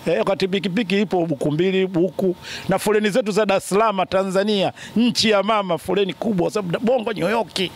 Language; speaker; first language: Swahili; native; Swahili